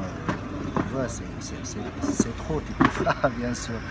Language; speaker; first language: French; non-native, local second language; Arabic